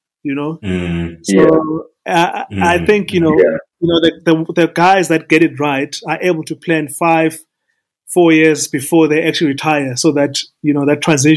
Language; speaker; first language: English; non-native, local second language; Xhosa